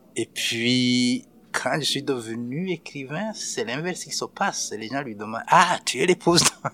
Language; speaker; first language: French; non-native, local second language; Rundi